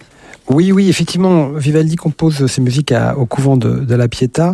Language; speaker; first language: French; native; French